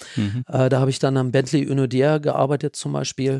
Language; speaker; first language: German; native; German